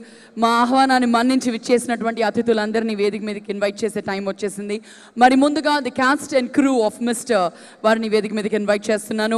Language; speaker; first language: Telugu; native; Telugu